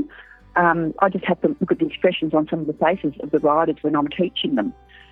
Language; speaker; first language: English; native; English